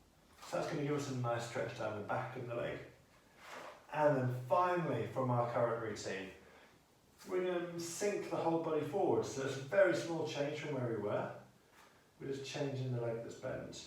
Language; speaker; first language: English; native; English